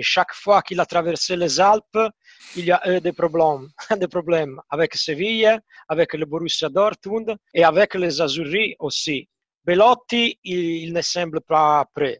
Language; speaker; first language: French; non-native, fluent; Italian